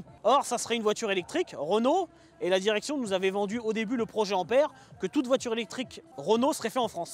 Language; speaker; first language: French; native; French